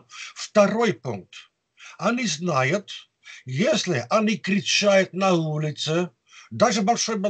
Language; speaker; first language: Russian; non-native, fluent; Dutch